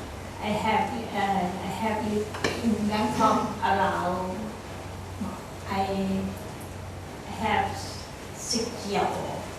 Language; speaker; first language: English; non-native, learner; Thai